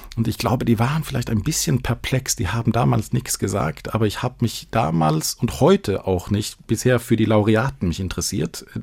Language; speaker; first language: German; non-native, fluent; Swedish